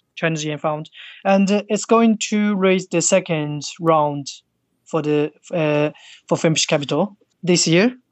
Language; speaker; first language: English; non-native, fluent; Chinese